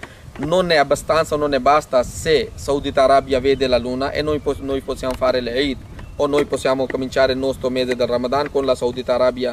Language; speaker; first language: Italian; non-native, fluent; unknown